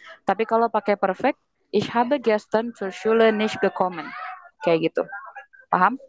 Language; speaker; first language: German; non-native, fluent; Indonesian